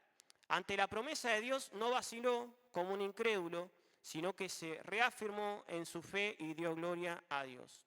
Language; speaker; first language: Spanish; native; Spanish